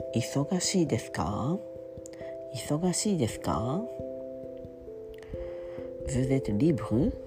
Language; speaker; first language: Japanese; non-native, learner; French